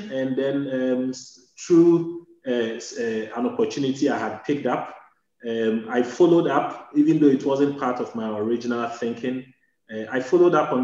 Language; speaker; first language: English; non-native, local second language; Akan